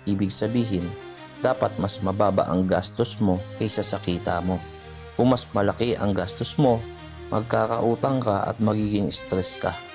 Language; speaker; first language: Filipino; native; Filipino